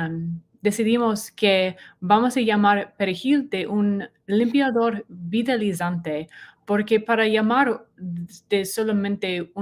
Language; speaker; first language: Spanish; non-native, learner; English